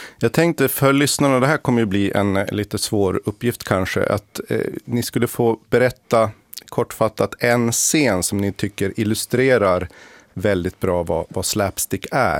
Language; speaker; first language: Swedish; native; Swedish